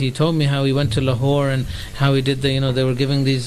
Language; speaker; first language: English; native; English